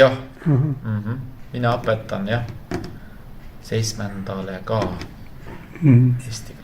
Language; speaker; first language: Estonian; non-native, fluent; Turkish